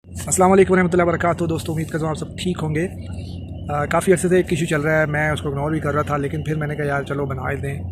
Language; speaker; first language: Urdu; native; Urdu